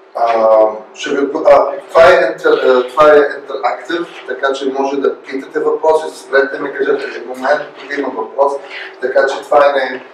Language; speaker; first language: Bulgarian; early bilingual, other home language; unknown